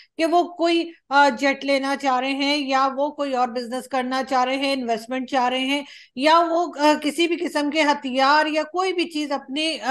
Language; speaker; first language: Urdu; native; Urdu